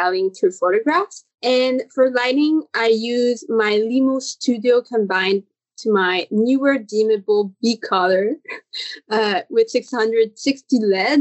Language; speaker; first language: English; native; English